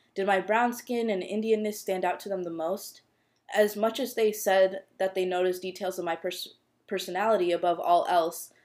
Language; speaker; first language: English; native; English